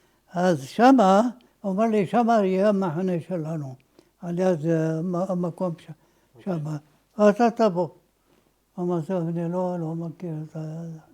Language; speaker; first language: Hebrew; non-native, fluent; Ladino